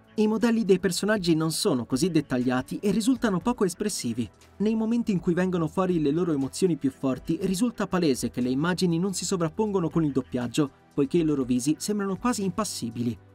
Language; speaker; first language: Italian; native; Italian